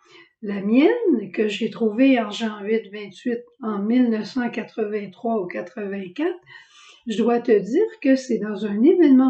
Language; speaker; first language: French; native; French